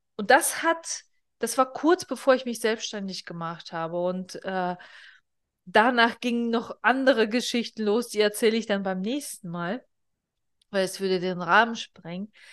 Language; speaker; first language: German; non-native, fluent; Russian